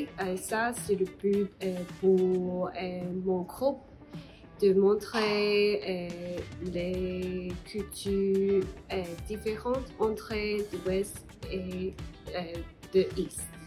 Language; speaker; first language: French; non-native, learner; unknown